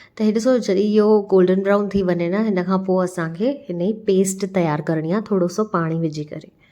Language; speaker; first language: Sindhi; early bilingual, heritage; Sindhi